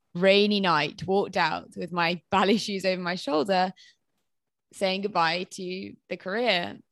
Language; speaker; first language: English; native; English